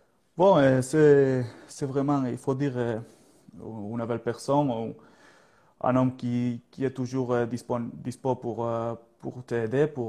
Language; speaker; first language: French; non-native, learner; Spanish